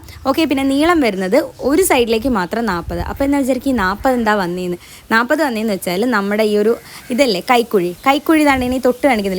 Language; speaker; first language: Malayalam; native; Malayalam